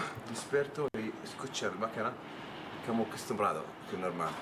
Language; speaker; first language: Spanish; non-native, learner; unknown